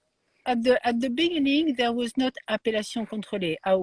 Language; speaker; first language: English; non-native, learner; French